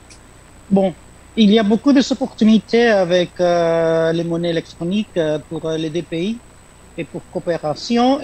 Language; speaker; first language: French; non-native, fluent; Spanish